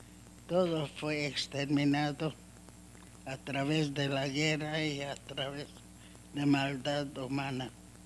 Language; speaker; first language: Spanish; non-native, learner; Hungarian